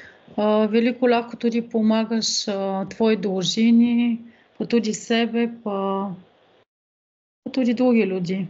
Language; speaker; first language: Slovenian; non-native, fluent; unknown